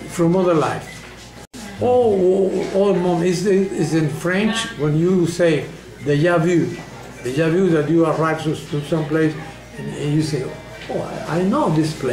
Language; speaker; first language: English; non-native, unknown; Spanish